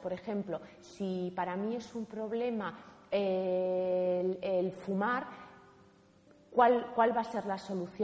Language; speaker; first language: Spanish; native; Spanish